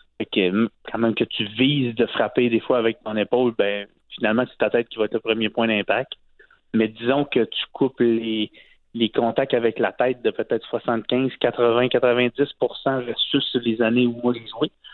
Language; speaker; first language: French; native; French